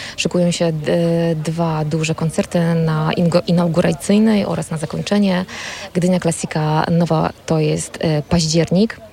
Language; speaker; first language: Polish; native; Polish